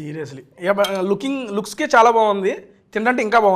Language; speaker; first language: Telugu; native; Telugu